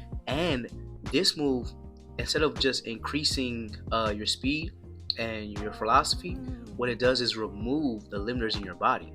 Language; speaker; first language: English; native; English